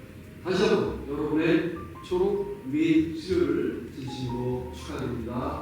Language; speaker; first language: Korean; native; Korean